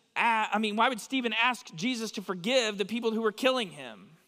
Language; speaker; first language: English; native; English